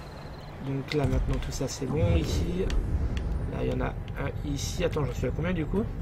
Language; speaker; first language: French; native; French